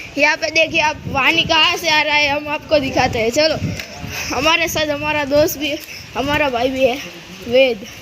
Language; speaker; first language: Hindi; non-native, local second language; Gujarati